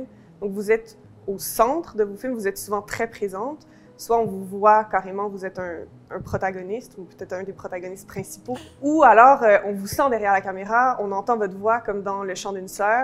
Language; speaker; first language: French; native; French